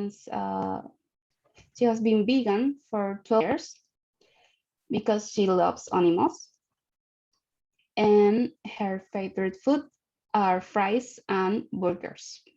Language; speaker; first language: English; non-native, learner; Spanish